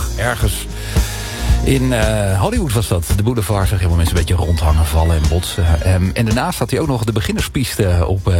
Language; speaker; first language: Dutch; native; Dutch